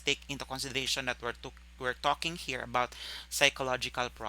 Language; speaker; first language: English; non-native, local second language; Filipino